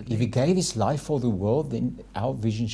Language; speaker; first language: English; non-native, local second language; Afrikaans